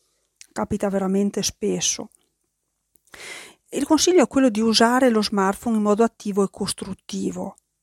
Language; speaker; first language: Italian; native; Italian